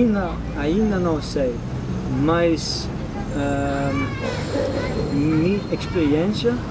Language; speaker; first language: Portuguese; non-native, learner; Dutch